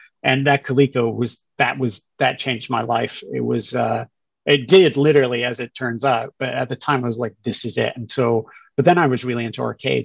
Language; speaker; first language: English; native; English